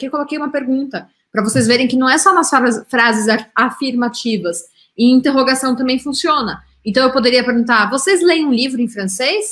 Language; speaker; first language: Portuguese; native; Portuguese